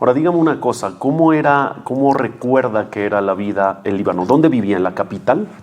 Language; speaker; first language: Spanish; native; Spanish